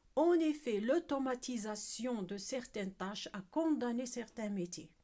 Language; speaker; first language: French; non-native, local second language; Arabic